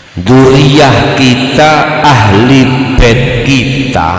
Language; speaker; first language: Indonesian; non-native, local second language; Javanese